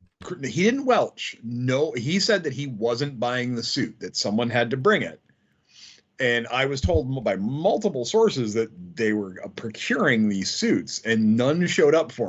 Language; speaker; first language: English; native; English